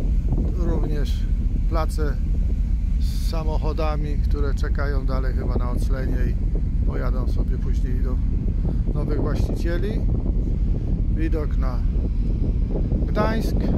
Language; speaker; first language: Polish; native; Polish